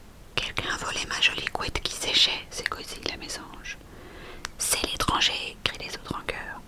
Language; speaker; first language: French; native; French